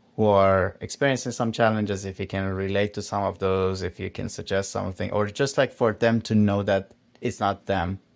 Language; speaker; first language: English; non-native, fluent; Persian